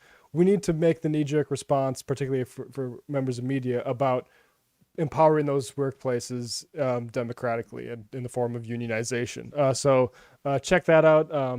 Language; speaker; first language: English; native; English